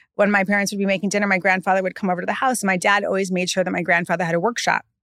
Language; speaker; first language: English; native; English